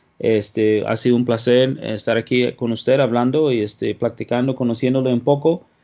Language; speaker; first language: Spanish; non-native, fluent; English